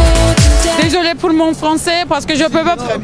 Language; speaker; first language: French; non-native, learner; Turkish